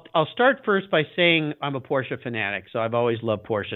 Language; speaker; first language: English; native; English